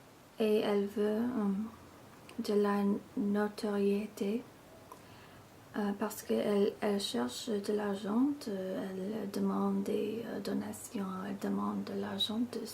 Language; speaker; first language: French; non-native, fluent; English